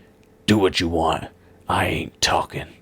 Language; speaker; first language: English; native; English